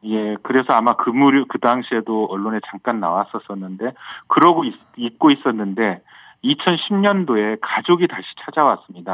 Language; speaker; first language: Korean; native; Korean